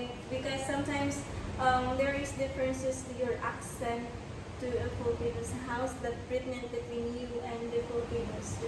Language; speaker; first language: English; non-native, local second language; Filipino